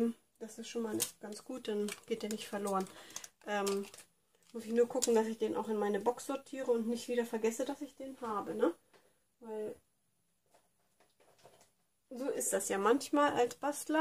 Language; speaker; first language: German; native; German